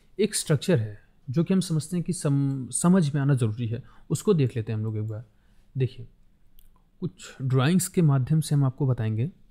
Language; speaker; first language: Hindi; native; Hindi